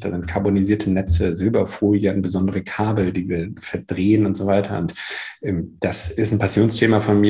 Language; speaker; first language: German; native; German